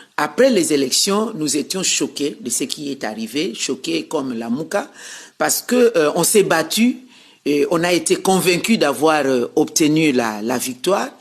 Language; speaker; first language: French; non-native, local second language; Lingala